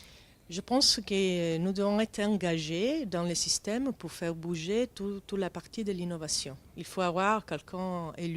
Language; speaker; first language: French; non-native, fluent; Italian